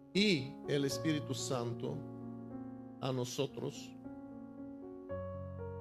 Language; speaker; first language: Spanish; non-native, fluent; Bulgarian